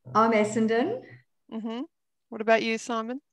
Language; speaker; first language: English; native; English